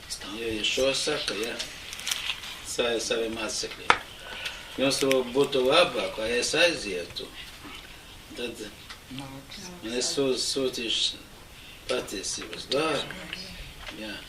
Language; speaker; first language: Latvian; non-native, local second language; Russian